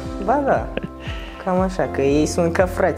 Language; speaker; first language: Romanian; non-native, learner; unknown